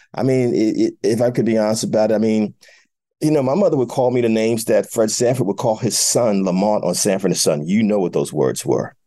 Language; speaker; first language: English; native; English